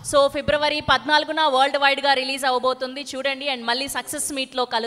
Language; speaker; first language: Telugu; native; Telugu